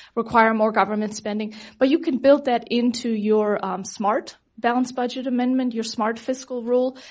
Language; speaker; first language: English; non-native, fluent; German